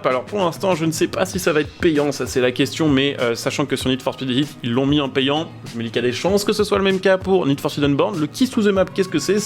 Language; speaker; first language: French; native; French